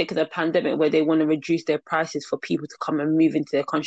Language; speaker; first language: English; native; English